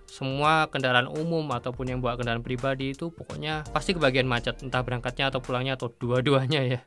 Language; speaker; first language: Indonesian; native; Indonesian